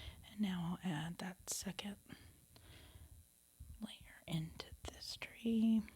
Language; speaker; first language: English; native; English